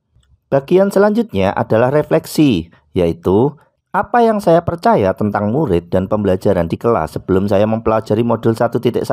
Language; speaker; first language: Indonesian; non-native, local second language; Javanese